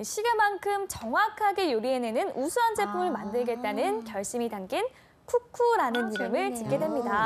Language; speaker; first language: Korean; native; Korean